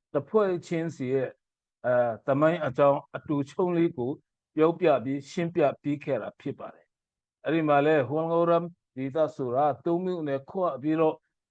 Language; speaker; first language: Burmese; non-native, local second language; Mizo